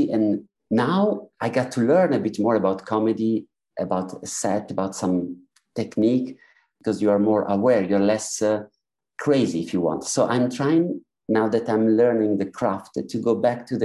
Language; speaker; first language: English; non-native, fluent; Italian